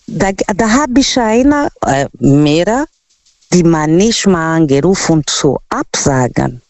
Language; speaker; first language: German; non-native, learner; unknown